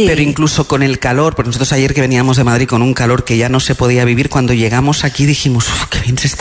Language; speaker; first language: Spanish; native; Spanish